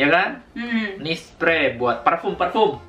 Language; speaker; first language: Indonesian; native; Indonesian